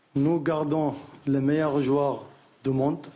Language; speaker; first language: French; non-native, learner; Arabic